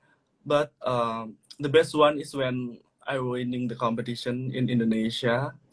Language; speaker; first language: English; non-native, learner; Indonesian